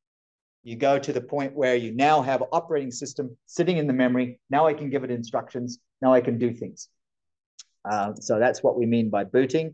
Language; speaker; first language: English; native; English